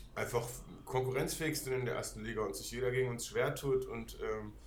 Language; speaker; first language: German; non-native, fluent; Danish